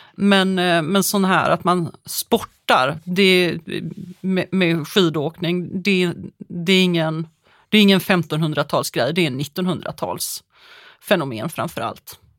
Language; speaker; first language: Swedish; native; Swedish